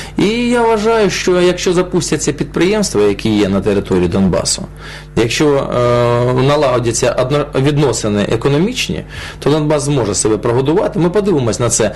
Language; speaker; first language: Ukrainian; non-native, local second language; Russian